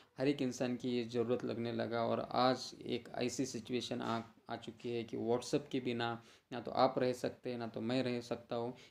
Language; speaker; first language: Hindi; non-native, local second language; Marathi